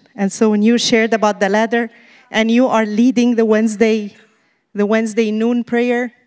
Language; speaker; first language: English; non-native, fluent; Arabic